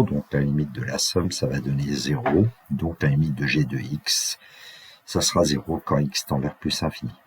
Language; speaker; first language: French; native; French